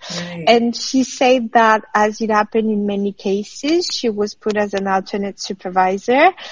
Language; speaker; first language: English; non-native, fluent; French